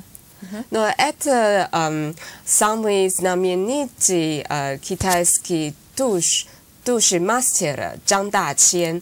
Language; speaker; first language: Russian; non-native, learner; Chinese